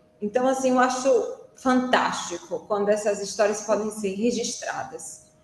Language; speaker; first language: Portuguese; native; Portuguese